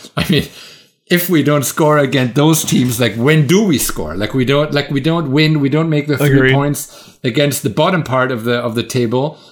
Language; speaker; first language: English; non-native, fluent; German